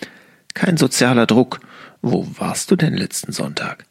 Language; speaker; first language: German; native; German